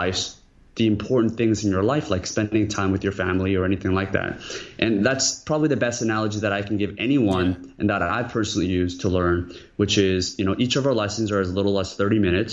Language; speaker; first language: English; early bilingual, other home language; Korean